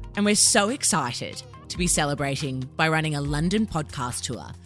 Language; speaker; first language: English; early bilingual, other home language; Yoruba